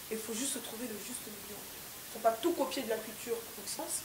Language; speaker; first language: French; non-native, fluent; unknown